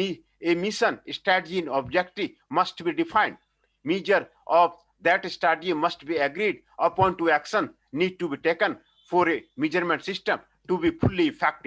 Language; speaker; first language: English; non-native, local second language; Hindi